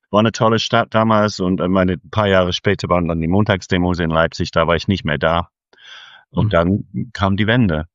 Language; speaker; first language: German; non-native, fluent; English